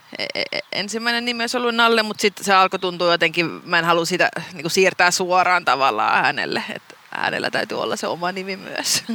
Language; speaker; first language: Finnish; non-native, local second language; Swedish